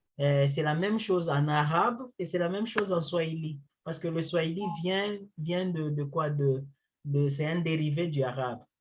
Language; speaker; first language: French; non-native, local second language; Luba-Lulua